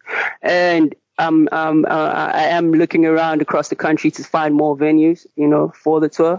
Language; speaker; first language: English; non-native, local second language; Zulu